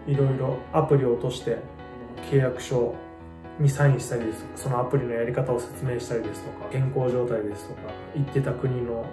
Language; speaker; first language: Japanese; native; Japanese